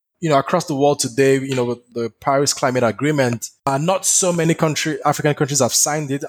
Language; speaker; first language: English; non-native, local second language; Yoruba